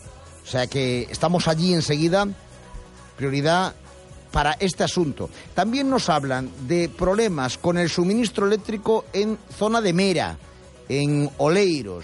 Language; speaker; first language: Spanish; native; Spanish